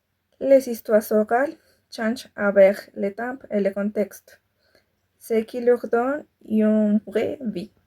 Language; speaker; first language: French; non-native, fluent; Spanish